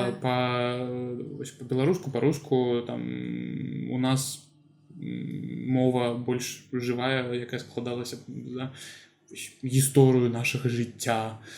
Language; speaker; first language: Belarusian; non-native, local second language; Russian